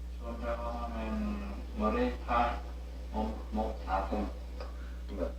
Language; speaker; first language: Korean; non-native, learner; Vietnamese